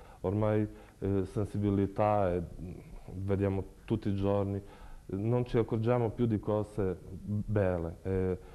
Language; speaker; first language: Italian; non-native, fluent; Serbian